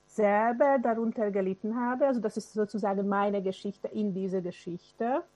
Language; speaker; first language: German; non-native, fluent; Hungarian